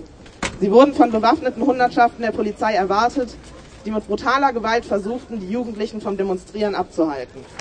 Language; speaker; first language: German; native; German